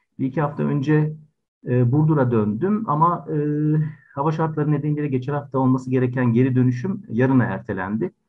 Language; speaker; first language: Turkish; native; Turkish